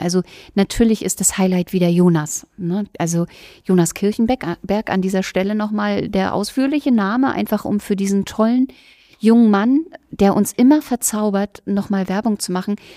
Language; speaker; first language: German; native; German